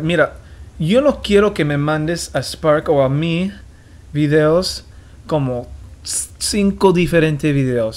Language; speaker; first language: Spanish; non-native, learner; English